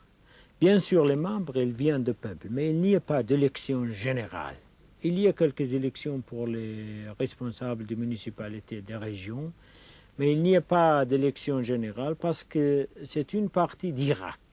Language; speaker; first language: French; non-native, fluent; Kurdish